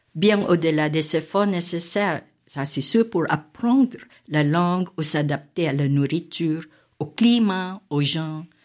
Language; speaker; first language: French; non-native, fluent; Filipino